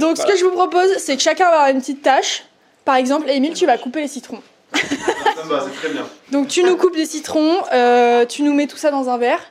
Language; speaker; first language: French; native; French